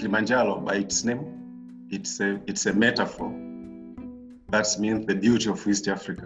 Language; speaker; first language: English; non-native, local second language; Swahili